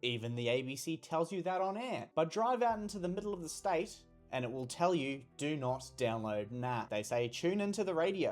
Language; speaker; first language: English; native; English